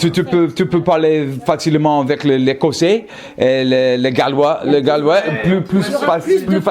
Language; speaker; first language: French; non-native, learner; English